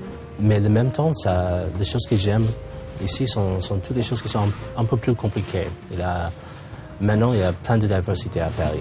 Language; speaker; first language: French; non-native, fluent; English